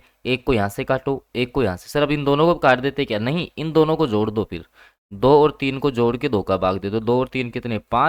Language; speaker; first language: Hindi; native; Hindi